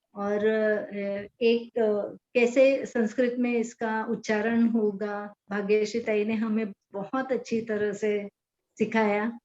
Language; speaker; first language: Hindi; non-native, local second language; Marathi